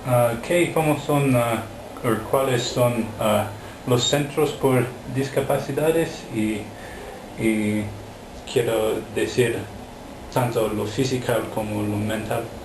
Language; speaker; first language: Spanish; non-native, fluent; English